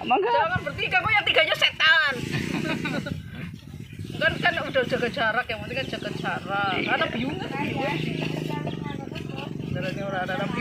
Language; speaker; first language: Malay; non-native, local second language; Javanese